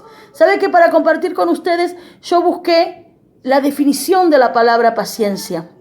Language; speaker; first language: Spanish; native; Spanish